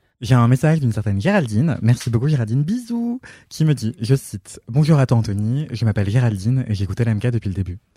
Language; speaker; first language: French; native; French